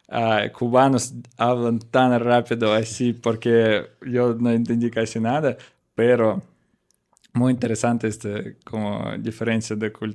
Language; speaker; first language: Spanish; non-native, learner; Russian